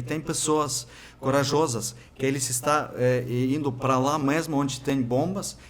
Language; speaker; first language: Portuguese; non-native, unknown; Ukrainian